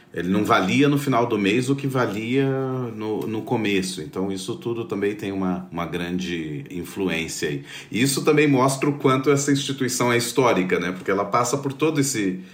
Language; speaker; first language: Portuguese; native; Portuguese